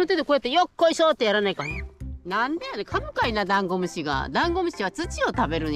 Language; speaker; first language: Japanese; native; Japanese